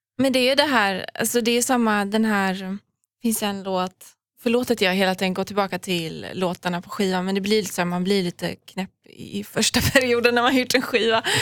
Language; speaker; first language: Swedish; early bilingual, other home language; Persian